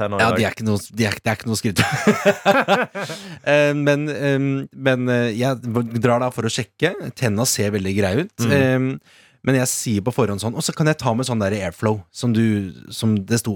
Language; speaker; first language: Norwegian; native; Norwegian